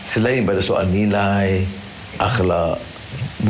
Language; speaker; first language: Malay; native; Malay